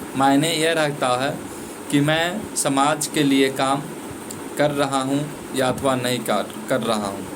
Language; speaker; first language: Hindi; native; Hindi